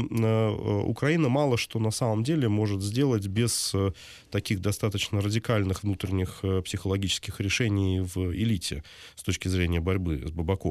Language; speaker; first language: Russian; native; Russian